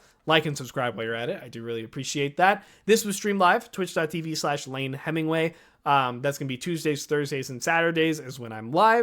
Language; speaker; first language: English; native; English